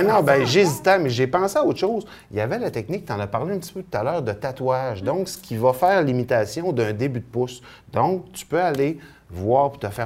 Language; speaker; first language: French; native; French